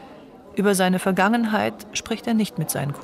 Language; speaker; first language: German; native; German